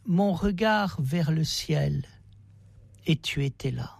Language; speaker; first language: French; native; French